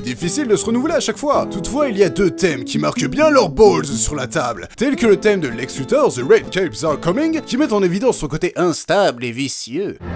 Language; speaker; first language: French; native; French